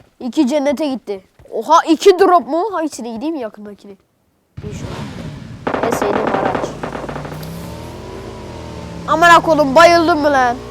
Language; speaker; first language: Turkish; native; Turkish